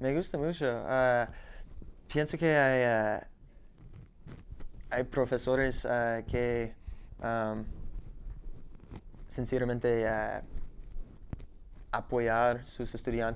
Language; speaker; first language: Spanish; non-native, learner; English